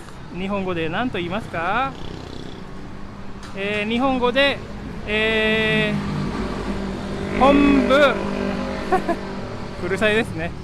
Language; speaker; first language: Japanese; non-native, fluent; Indonesian